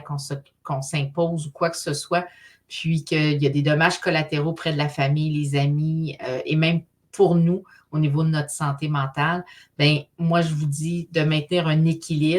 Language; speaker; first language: French; native; French